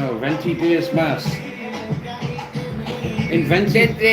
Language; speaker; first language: Spanish; non-native, learner; English